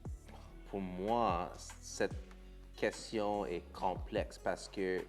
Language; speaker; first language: French; non-native, local second language; English